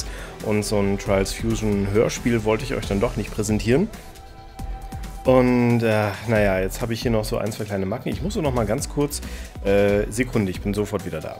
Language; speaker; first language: German; native; German